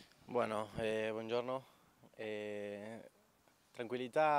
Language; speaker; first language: Italian; non-native, fluent; Spanish